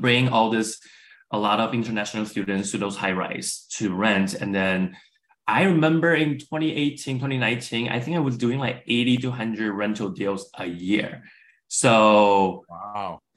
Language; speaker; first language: English; non-native, fluent; Chinese